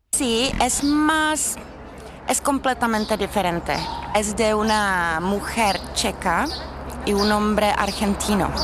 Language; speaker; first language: Spanish; non-native, learner; Czech